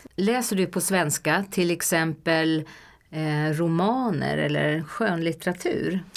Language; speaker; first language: Swedish; native; Swedish